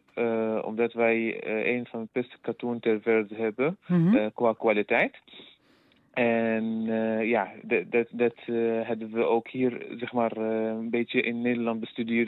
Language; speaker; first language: Dutch; non-native, fluent; Arabic